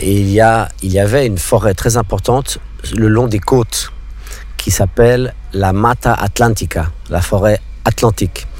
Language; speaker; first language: French; non-native, local second language; English